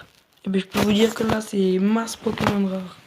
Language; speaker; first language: French; native; French